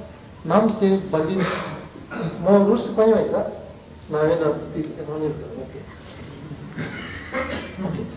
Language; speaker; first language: Russian; non-native, learner; Tibetan